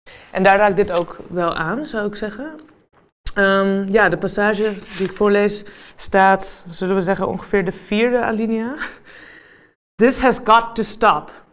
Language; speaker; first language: Dutch; native; Dutch